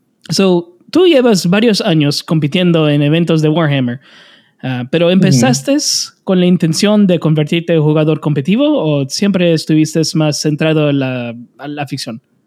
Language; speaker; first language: Spanish; non-native, learner; English